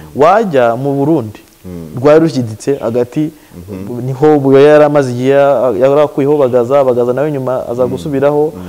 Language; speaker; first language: Kinyarwanda; native; Kinyarwanda